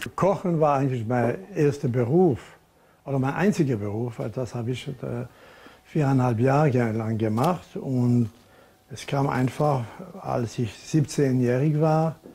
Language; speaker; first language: German; non-native, local second language; French